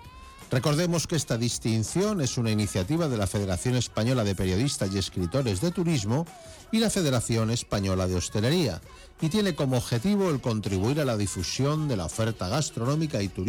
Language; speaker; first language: Spanish; native; Spanish